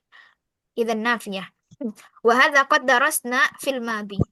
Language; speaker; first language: Arabic; non-native, fluent; Indonesian